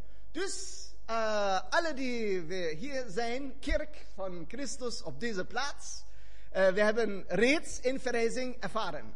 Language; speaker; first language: Dutch; non-native, fluent; German